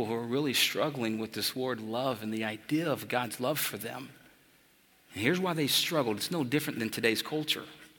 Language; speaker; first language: English; native; English